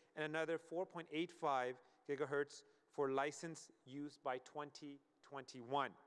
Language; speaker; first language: English; native; English